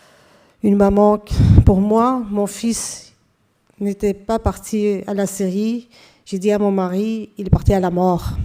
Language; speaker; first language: French; non-native, fluent; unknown